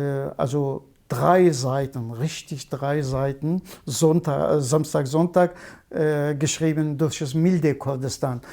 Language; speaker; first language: German; non-native, fluent; Kurdish